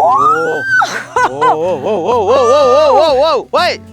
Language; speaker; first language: English; non-native, fluent; Indonesian